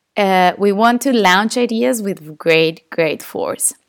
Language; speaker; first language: English; non-native, fluent; Spanish